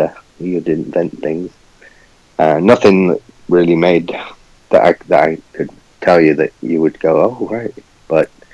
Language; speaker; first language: English; native; English